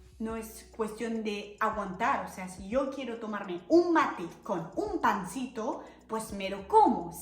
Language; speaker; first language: Spanish; non-native, fluent; French